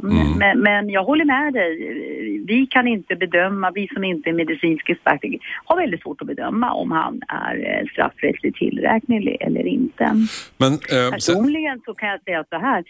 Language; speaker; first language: Swedish; native; Swedish